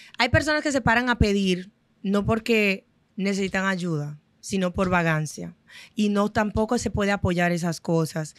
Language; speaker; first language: Spanish; non-native, fluent; Haitian Creole